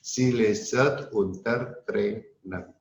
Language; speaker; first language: German; non-native, learner; Indonesian